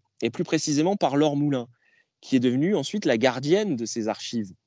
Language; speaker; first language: French; native; French